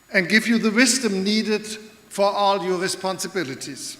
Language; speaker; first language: English; non-native, fluent; German